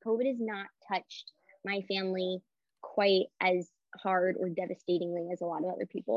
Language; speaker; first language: English; native; English